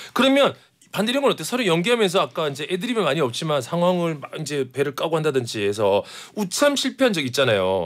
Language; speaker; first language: Korean; native; Korean